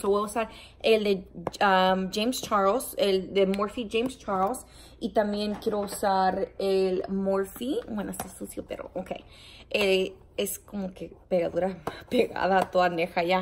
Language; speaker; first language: Spanish; early bilingual, heritage; Spanish